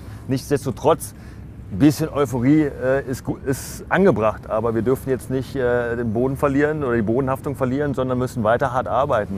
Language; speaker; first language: German; native; German